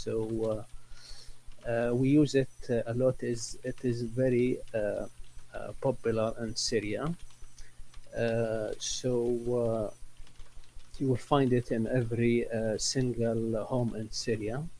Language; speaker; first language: English; non-native, learner; Arabic